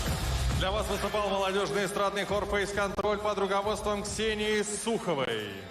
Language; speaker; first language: Russian; native; Russian